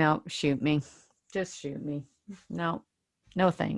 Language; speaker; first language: English; native; English